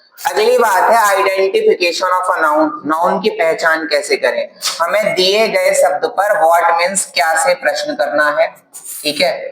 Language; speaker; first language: Hindi; native; Hindi